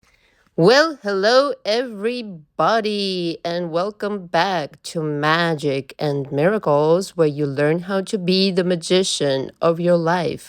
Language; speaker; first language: English; non-native, fluent; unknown